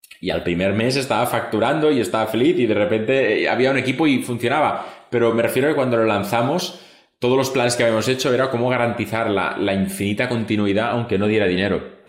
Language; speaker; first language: Spanish; non-native, local second language; Catalan